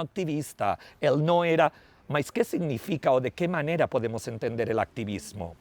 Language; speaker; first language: Portuguese; non-native, learner; Spanish